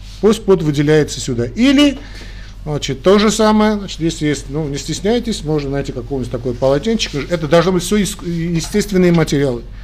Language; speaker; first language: Russian; non-native, local second language; Armenian